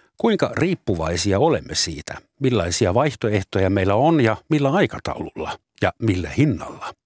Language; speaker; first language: Finnish; native; Finnish